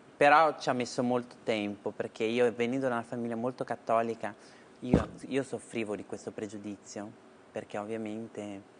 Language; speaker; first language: Italian; native; Italian